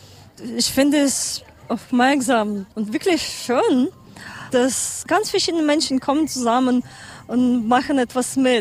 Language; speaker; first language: German; non-native, learner; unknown